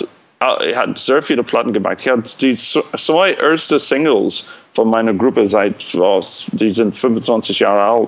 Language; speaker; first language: German; non-native, fluent; English